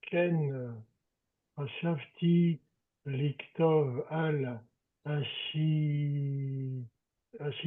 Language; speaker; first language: Hebrew; non-native, learner; French